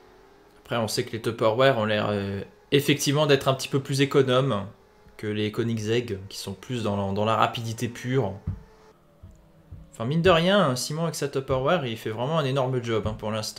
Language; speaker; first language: French; native; French